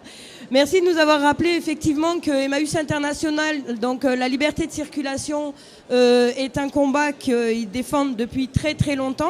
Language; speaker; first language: French; native; French